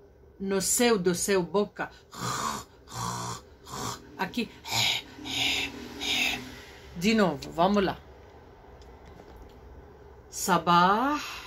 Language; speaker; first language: Portuguese; non-native, learner; Arabic